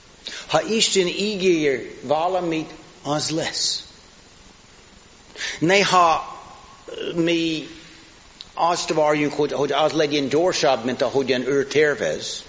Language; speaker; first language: Hungarian; non-native, fluent; English